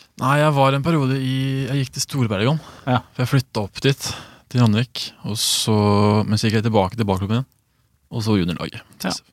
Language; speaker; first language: Norwegian; early bilingual, other home language; Swedish